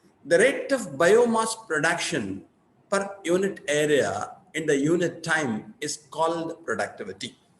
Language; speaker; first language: English; non-native, local second language; Tamil